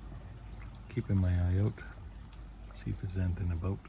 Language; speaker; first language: English; native; English